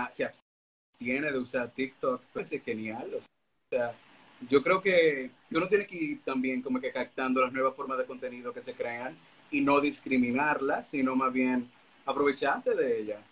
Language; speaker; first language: Spanish; native; Spanish